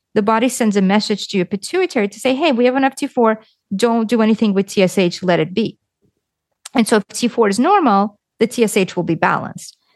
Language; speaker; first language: English; early bilingual, other home language; Lithuanian